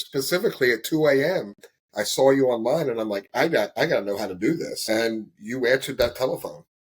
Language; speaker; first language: English; native; English